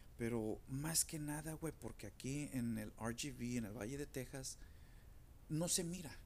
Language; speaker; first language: Spanish; early bilingual, heritage; Spanish